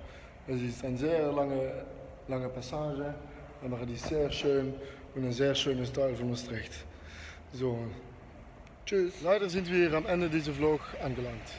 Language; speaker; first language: German; non-native, learner; Dutch